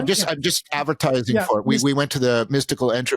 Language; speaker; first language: English; native; English